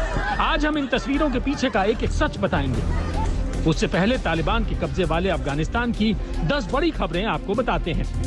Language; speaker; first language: Hindi; native; Hindi